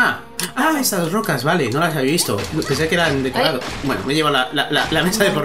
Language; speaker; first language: Spanish; native; Spanish